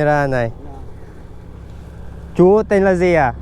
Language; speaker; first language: Vietnamese; non-native, learner; Filipino